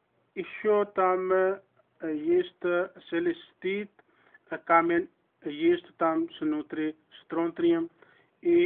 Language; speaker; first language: Russian; non-native, learner; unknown